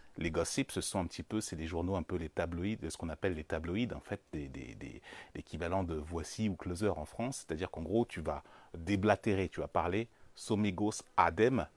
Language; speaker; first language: French; native; French